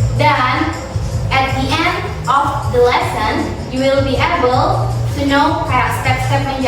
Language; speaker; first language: English; non-native, learner; Indonesian